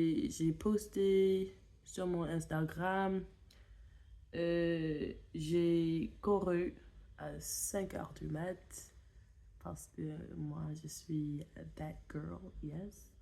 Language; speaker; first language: French; non-native, fluent; English